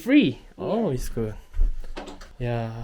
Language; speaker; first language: English; non-native, learner; Korean